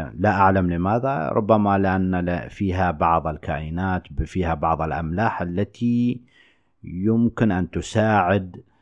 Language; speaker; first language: Arabic; native; Arabic